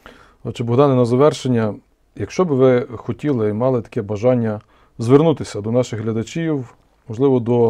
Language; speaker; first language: Ukrainian; native; Ukrainian